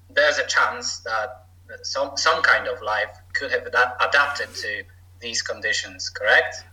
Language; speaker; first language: English; non-native, fluent; Polish